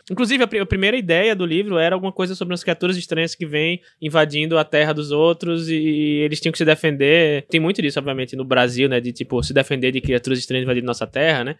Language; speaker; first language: Portuguese; native; Portuguese